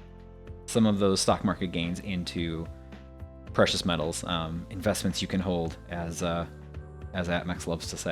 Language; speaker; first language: English; native; English